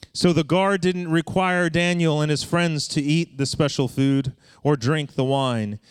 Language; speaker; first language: English; native; English